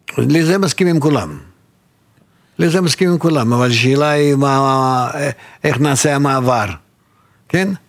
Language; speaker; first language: Hebrew; non-native, fluent; Russian